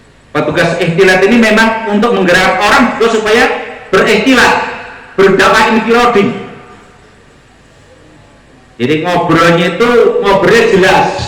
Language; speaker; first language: Indonesian; non-native, local second language; Javanese